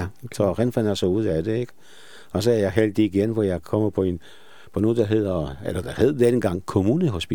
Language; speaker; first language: Danish; non-native, fluent; Polish